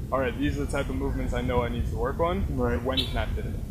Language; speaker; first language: English; native; English